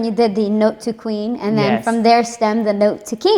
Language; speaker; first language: English; native; English